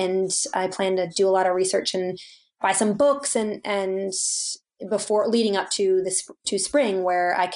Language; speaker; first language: English; native; English